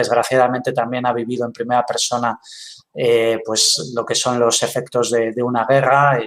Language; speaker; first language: Spanish; native; Spanish